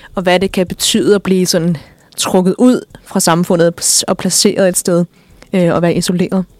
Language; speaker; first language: Danish; native; Danish